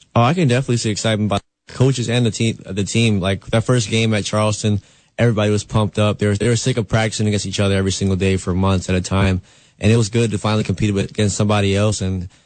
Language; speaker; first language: English; native; English